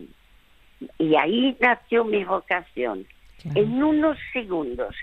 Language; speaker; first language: Spanish; early bilingual, other home language; French